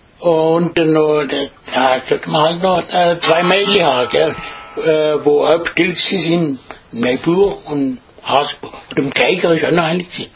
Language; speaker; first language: German; native; German